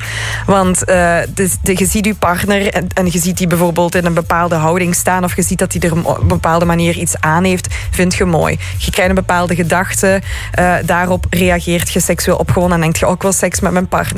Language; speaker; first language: Dutch; native; Dutch